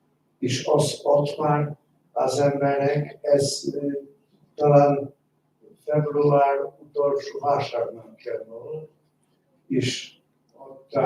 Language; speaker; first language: Hungarian; non-native, fluent; Polish